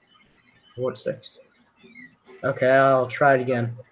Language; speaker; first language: English; native; English